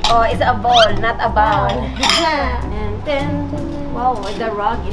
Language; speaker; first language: English; non-native, local second language; Filipino